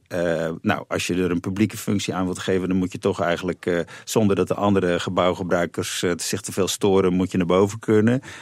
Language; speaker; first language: Dutch; native; Dutch